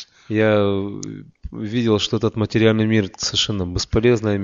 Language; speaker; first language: Russian; native; Russian